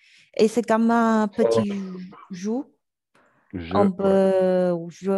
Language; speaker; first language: French; non-native, learner; Chinese